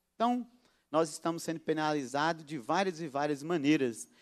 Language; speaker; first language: Portuguese; native; Portuguese